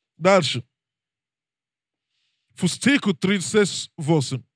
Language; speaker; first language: Russian; non-native, learner; English